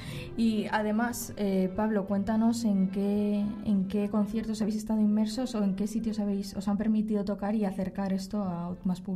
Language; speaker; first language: Spanish; native; Spanish